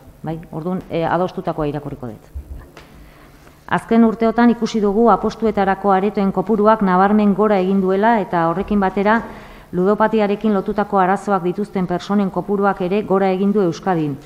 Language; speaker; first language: Basque; native; Basque